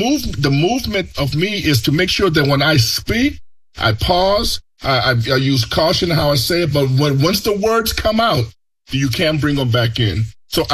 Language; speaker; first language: English; early bilingual, other home language; Spanish